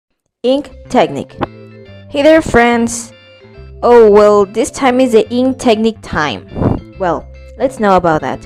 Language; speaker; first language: English; non-native, learner; Spanish